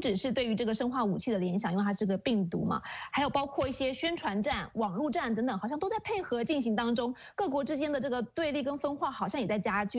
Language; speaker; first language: Chinese; native; Chinese